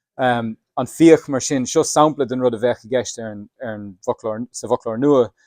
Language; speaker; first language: Irish; native; Irish